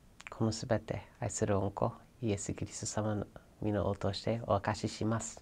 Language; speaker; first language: Japanese; non-native, fluent; English